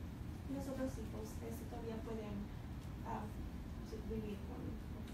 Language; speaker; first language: Spanish; early bilingual, heritage; Spanish